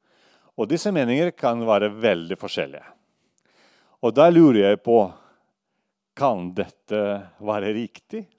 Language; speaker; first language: Norwegian; non-native, fluent; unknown